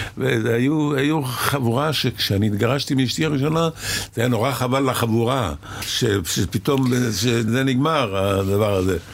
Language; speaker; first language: Hebrew; early bilingual, other home language; Arabic